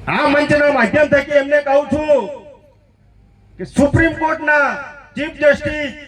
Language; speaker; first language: Gujarati; non-native, local second language; Bhili